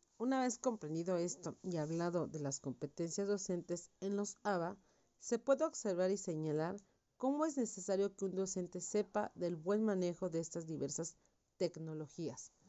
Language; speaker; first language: Spanish; native; Spanish